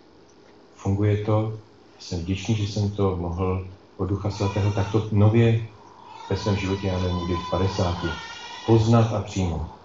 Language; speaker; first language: Czech; native; Czech